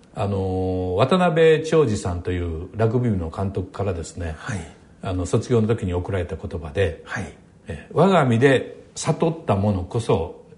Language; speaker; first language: Japanese; native; Japanese